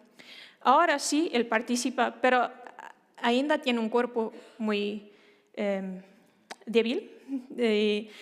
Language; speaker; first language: Spanish; non-native, fluent; Danish